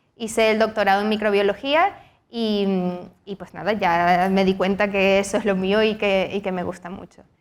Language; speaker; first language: Spanish; native; Spanish